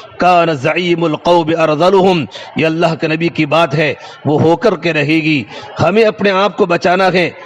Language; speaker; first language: Urdu; non-native, local second language; Gujarati